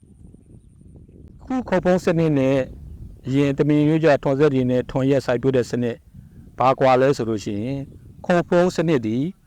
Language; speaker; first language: Burmese; native; Burmese